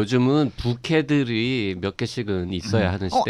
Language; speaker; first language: Korean; native; Korean